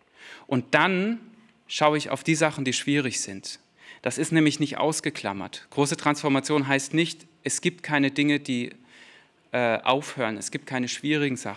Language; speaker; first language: German; native; German